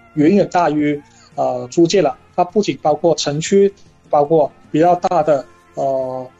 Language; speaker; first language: Chinese; native; Chinese